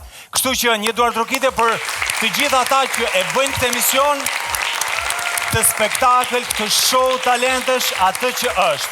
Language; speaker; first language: Albanian; native; Albanian